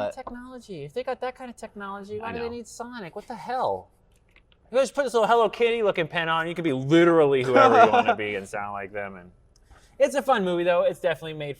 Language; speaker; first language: English; native; English